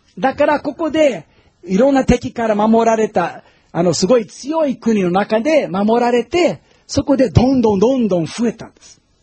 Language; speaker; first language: Japanese; non-native, fluent; Portuguese